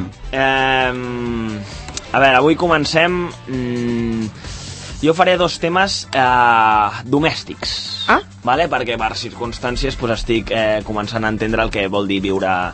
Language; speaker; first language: Catalan; native; Catalan